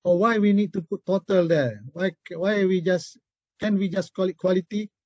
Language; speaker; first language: English; non-native, local second language; Malay